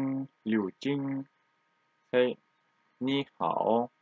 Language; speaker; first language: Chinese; non-native, learner; Turkish